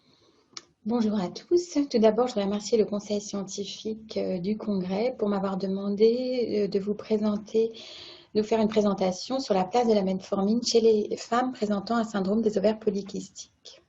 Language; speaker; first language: French; native; French